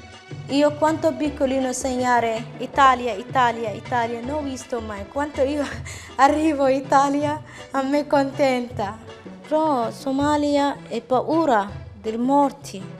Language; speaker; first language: Italian; non-native, learner; Somali